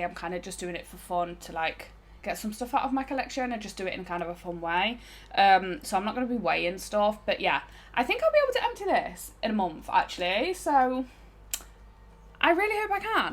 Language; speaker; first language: English; native; English